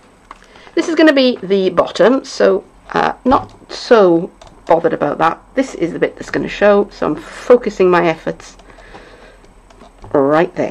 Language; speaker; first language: English; native; English